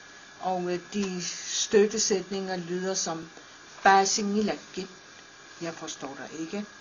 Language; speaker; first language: Danish; non-native, local second language; Kalaallisut